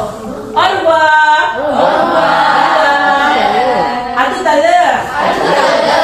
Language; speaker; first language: French; non-native, fluent; Indonesian